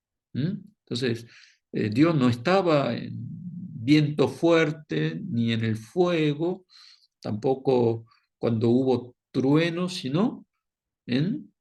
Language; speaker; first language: Spanish; non-native, fluent; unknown